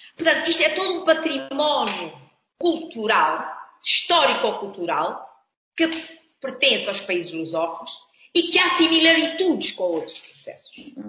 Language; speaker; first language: Portuguese; non-native, local second language; Kabuverdianu